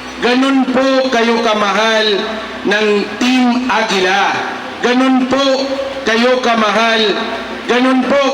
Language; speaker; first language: Filipino; non-native, local second language; Maguindanaon